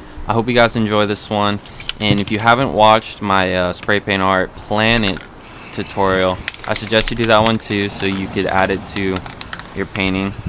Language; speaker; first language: English; native; English